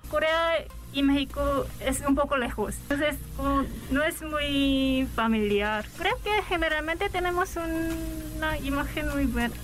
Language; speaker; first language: Spanish; non-native, learner; Korean